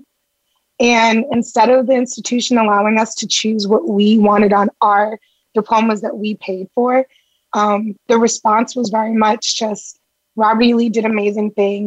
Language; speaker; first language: English; native; English